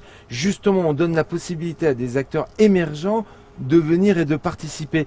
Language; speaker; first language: French; native; French